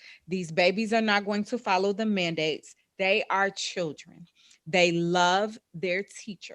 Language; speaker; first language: English; native; English